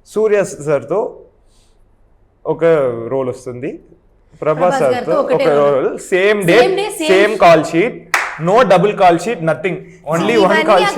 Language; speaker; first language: Telugu; non-native, local second language; Tamil